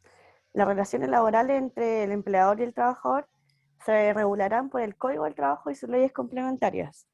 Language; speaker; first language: Spanish; native; Spanish